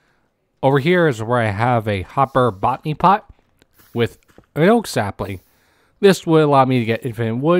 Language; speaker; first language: English; native; English